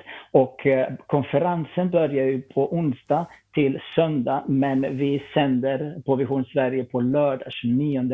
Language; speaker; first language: Swedish; non-native, fluent; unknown